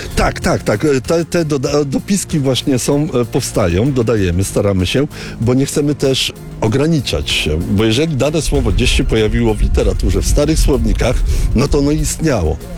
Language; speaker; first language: Polish; native; Polish